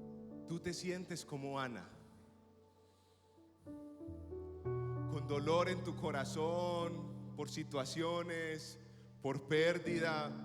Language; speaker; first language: Spanish; native; Spanish